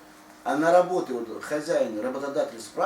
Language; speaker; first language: Russian; native; Russian